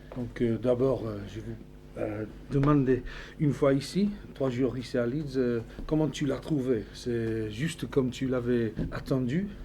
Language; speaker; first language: French; non-native, fluent; English